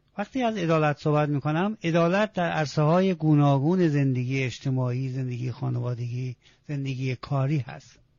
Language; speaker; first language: Persian; non-native, local second language; Azerbaijani